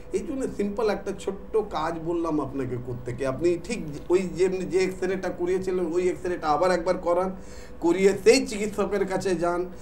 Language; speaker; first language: Bangla; non-native, local second language; Hindi